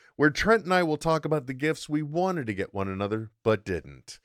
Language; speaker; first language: English; native; English